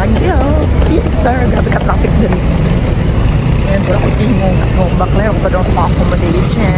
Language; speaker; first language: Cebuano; native; Cebuano